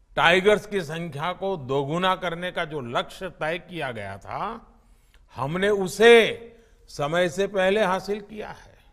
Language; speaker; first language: Hindi; non-native, local second language; Gujarati